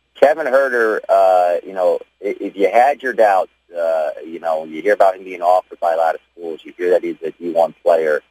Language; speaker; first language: English; native; English